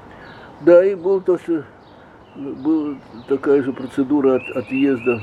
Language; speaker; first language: Russian; native; Russian